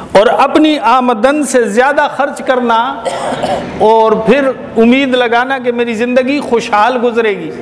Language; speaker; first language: Urdu; native; Urdu